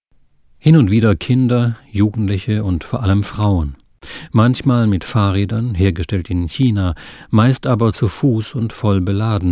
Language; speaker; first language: German; native; German